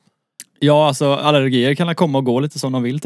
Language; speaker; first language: Swedish; native; Swedish